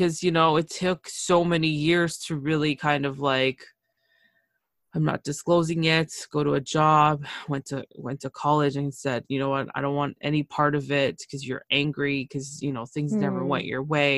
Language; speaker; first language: English; early bilingual, other home language; Spanish